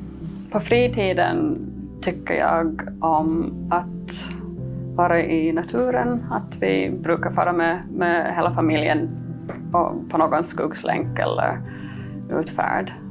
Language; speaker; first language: Swedish; non-native, fluent; English